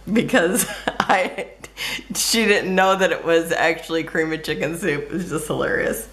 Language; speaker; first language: English; native; English